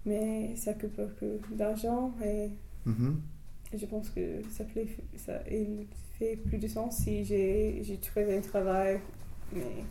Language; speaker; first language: French; non-native, learner; English